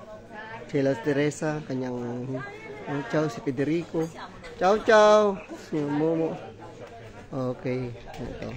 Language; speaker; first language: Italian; non-native, learner; Filipino